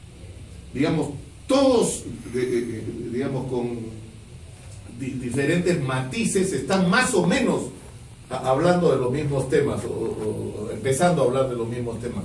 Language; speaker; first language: Spanish; native; Spanish